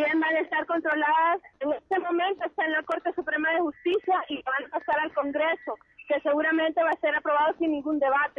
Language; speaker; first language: Spanish; native; Spanish